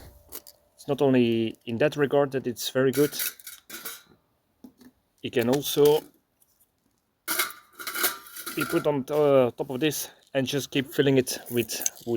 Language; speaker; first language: English; non-native, fluent; Dutch